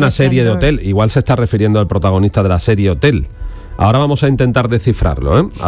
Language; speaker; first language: Spanish; native; Spanish